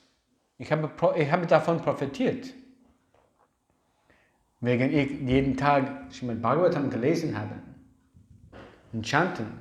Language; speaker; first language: German; non-native, learner; English